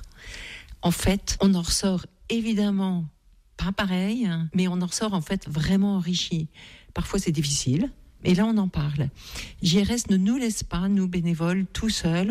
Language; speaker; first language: French; native; French